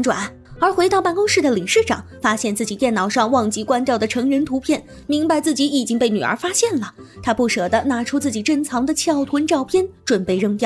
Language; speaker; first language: Chinese; native; Chinese